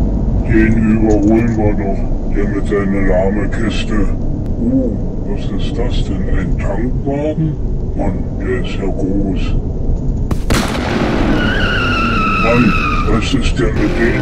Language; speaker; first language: German; native; German